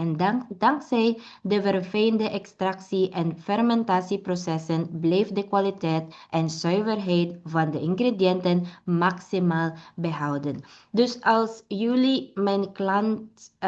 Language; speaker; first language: Dutch; non-native, learner; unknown